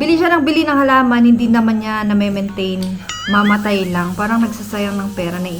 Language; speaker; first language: Filipino; native; Filipino